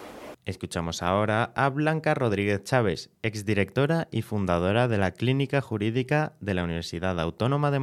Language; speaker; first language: Spanish; native; Spanish